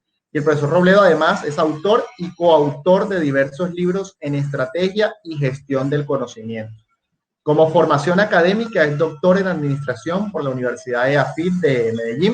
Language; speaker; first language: Spanish; native; Spanish